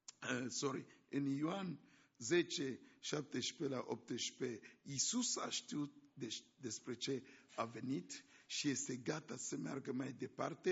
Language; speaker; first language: Romanian; non-native, fluent; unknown